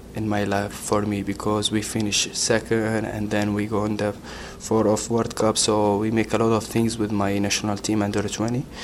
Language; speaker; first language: English; non-native, learner; Arabic